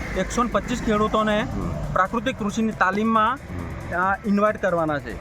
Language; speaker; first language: Gujarati; non-native, local second language; Bhili